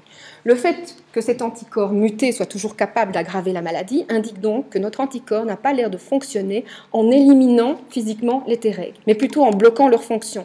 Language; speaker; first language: French; native; French